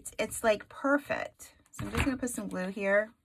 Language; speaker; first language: English; native; English